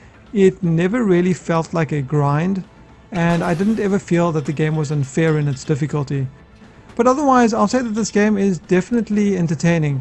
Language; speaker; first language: English; native; English